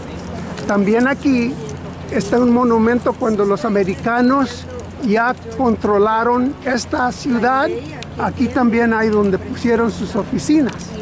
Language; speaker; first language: Spanish; early bilingual, other home language; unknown